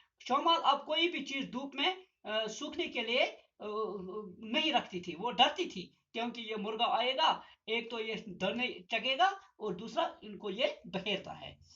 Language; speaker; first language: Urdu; non-native, local second language; Gujari